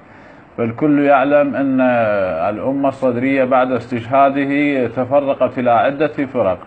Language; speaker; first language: Arabic; native; Arabic